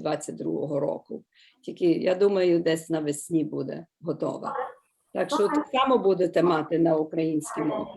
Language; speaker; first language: Ukrainian; early bilingual, heritage; Ukrainian